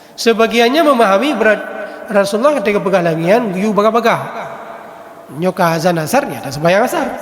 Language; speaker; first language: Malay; non-native, local second language; Achinese